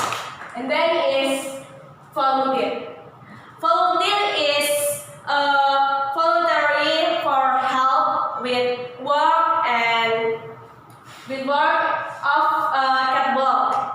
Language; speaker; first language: English; non-native, learner; Indonesian